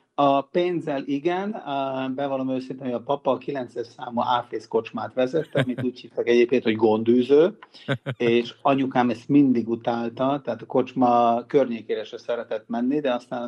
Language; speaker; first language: Hungarian; non-native, local second language; Serbian